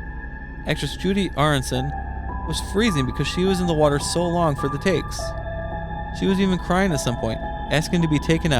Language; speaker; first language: English; native; English